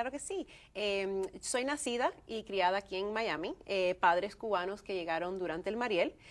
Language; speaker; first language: Spanish; early bilingual, heritage; Spanish